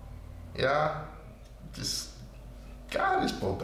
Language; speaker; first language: German; non-native, learner; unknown